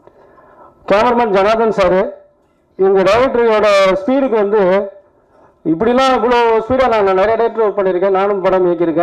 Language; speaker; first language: Tamil; native; Tamil